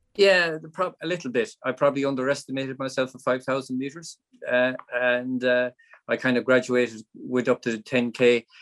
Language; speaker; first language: English; native; English